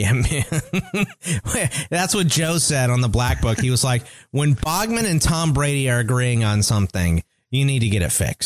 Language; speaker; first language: English; native; English